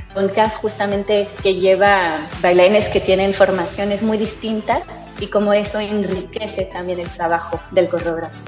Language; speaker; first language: Spanish; non-native, fluent; French